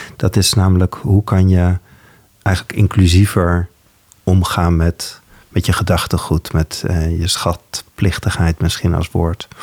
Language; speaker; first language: Dutch; native; Dutch